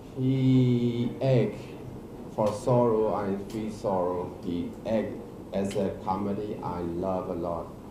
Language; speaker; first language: English; non-native, learner; Burmese